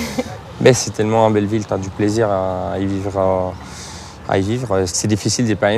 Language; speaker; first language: French; non-native, fluent; Italian